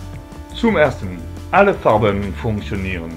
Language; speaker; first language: German; non-native, fluent; French